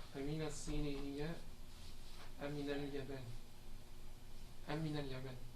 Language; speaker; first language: Arabic; non-native, learner; French